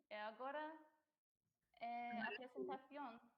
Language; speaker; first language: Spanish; non-native, fluent; English